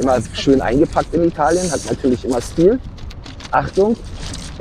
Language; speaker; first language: German; native; German